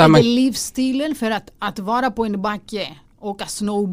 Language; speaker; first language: Swedish; non-native, fluent; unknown